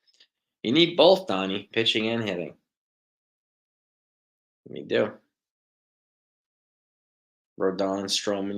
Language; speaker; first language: English; native; English